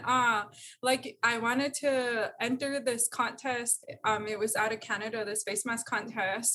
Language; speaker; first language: English; native; English